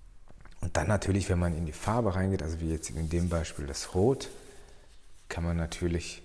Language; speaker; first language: German; native; German